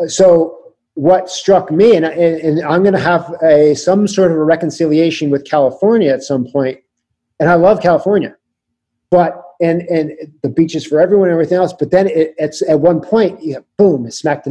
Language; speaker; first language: English; native; English